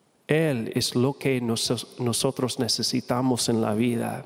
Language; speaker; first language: Spanish; non-native, fluent; English